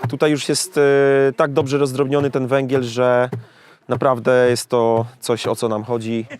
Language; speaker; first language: Polish; native; Polish